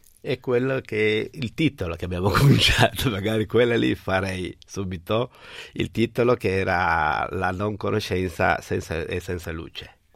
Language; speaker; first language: Italian; non-native, fluent; Somali